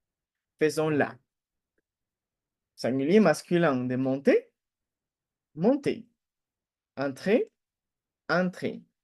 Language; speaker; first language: French; non-native, fluent; Spanish